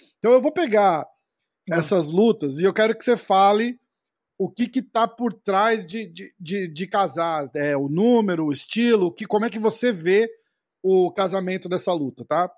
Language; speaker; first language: Portuguese; native; Portuguese